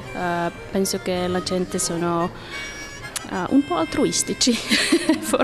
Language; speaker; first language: Italian; non-native, learner; Finnish